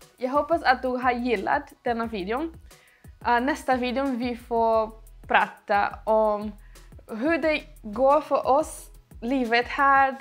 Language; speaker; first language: Swedish; non-native, learner; Portuguese